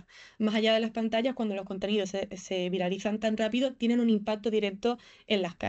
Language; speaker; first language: Spanish; native; Spanish